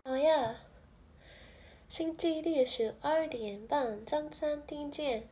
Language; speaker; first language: Chinese; non-native, learner; English